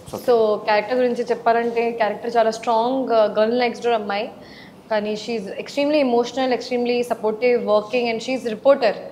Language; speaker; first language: Telugu; non-native, learner; Hindi